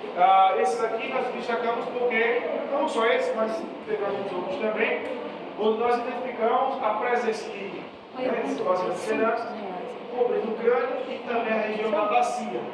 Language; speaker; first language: Portuguese; native; Portuguese